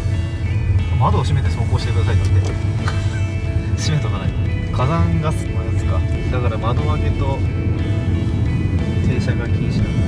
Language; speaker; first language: Japanese; native; Japanese